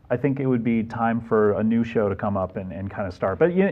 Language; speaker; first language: English; native; English